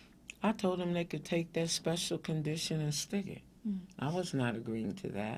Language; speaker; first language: English; native; English